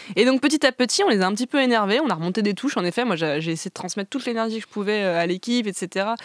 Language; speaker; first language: French; native; French